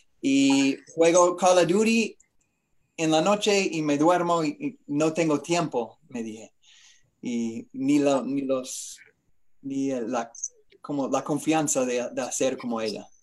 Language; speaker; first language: Spanish; non-native, learner; English